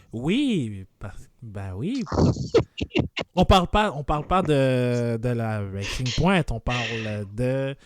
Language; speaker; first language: French; native; French